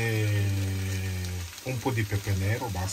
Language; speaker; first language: Italian; non-native, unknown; Wolof